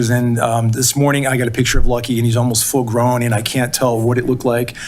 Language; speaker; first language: English; native; English